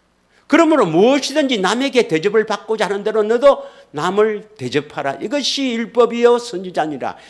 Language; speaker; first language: Korean; native; Korean